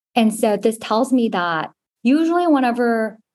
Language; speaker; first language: English; native; English